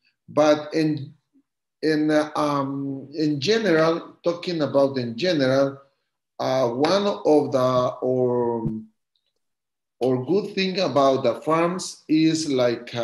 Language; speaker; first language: English; non-native, learner; Spanish